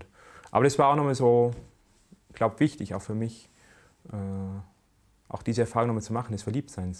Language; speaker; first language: German; native; German